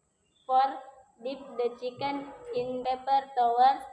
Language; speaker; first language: English; non-native, learner; Indonesian